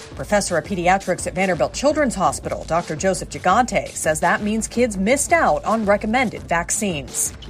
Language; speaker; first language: English; native; English